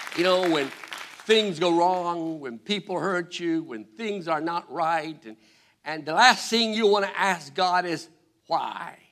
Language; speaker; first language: English; non-native, fluent; Spanish